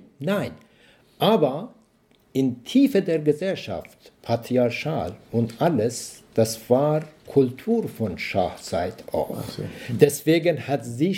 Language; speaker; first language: German; non-native, learner; Persian